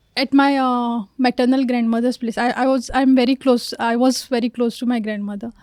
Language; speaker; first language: English; non-native, local second language; Marathi